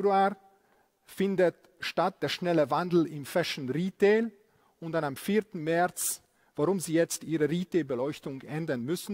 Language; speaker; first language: German; non-native, fluent; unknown